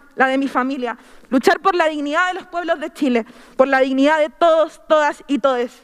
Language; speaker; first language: Spanish; native; Spanish